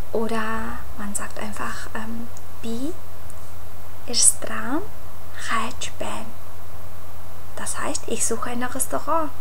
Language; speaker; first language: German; non-native, fluent; Mongolian